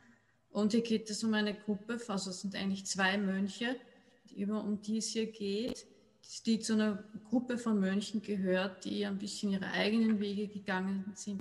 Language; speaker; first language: German; native; German